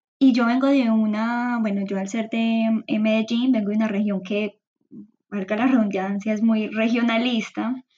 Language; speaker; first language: Spanish; native; Spanish